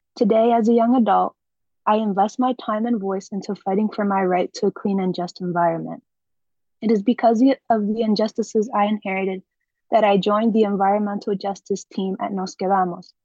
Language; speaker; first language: English; native; English